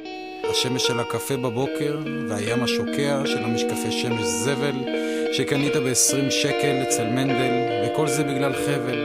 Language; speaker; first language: Hebrew; native; Hebrew